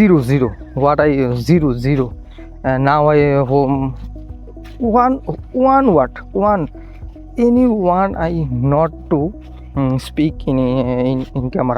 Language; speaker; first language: English; non-native, learner; Hindi